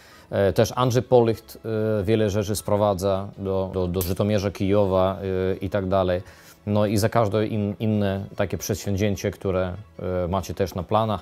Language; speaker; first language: Polish; non-native, fluent; Ukrainian